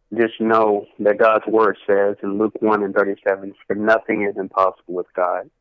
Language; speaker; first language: English; native; English